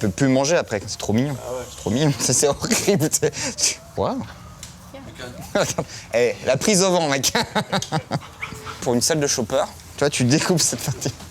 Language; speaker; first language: French; native; French